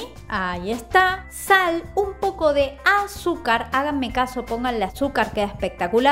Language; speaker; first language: Spanish; native; Spanish